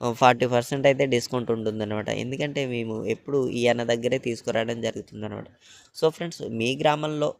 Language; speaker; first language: Telugu; native; Telugu